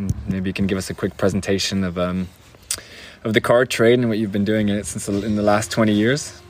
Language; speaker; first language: English; non-native, fluent; French